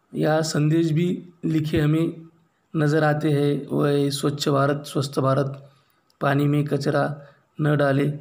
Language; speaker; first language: Hindi; non-native, local second language; Marathi